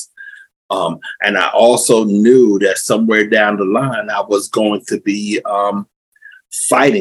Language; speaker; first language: English; native; English